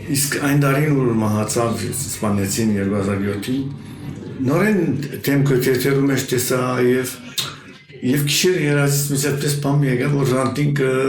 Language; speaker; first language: Armenian; early bilingual, heritage; Armenian